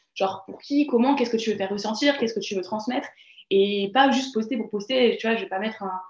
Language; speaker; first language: French; native; French